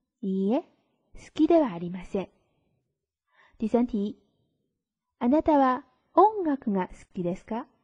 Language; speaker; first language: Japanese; non-native, fluent; Chinese